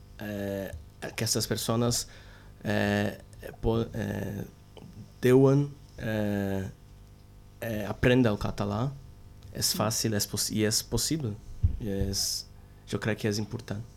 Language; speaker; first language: Catalan; non-native, learner; Portuguese